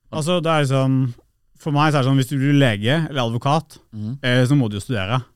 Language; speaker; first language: Norwegian; early bilingual, other home language; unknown